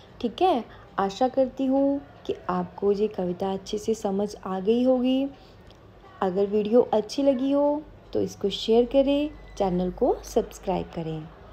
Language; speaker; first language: Hindi; non-native, local second language; Punjabi